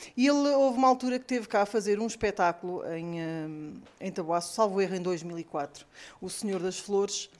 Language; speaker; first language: Portuguese; native; Portuguese